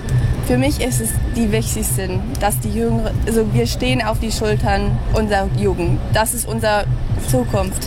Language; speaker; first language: German; early bilingual, heritage; German